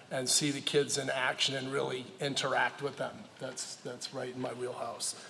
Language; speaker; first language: English; native; English